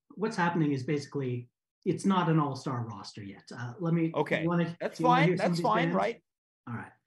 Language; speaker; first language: English; native; English